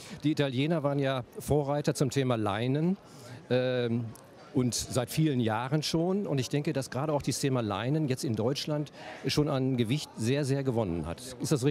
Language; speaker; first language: German; native; German